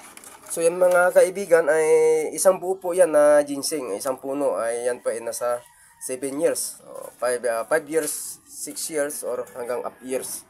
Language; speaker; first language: Filipino; native; Filipino